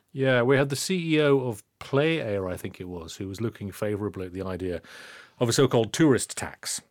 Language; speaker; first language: English; native; English